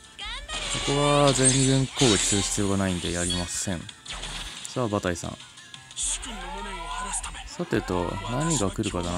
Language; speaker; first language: Japanese; native; Japanese